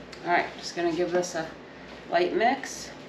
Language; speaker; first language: English; native; English